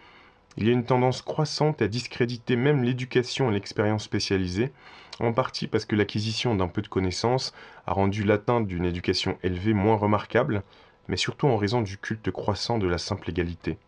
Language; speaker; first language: French; native; French